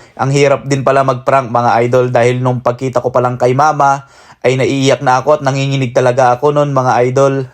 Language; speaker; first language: Filipino; native; Filipino